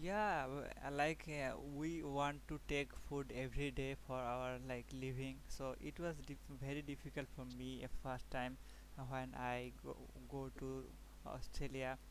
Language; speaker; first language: English; non-native, learner; Bangla